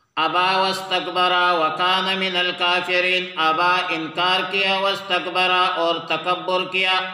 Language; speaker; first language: Urdu; non-native, local second language; Pashto